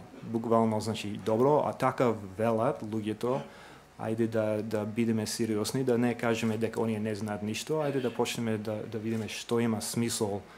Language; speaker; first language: Macedonian; non-native, fluent; English